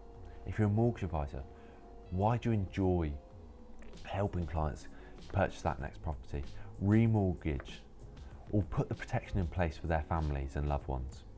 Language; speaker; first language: English; native; English